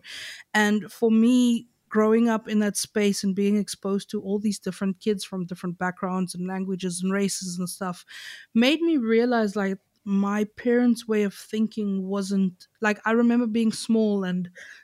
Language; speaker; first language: English; native; English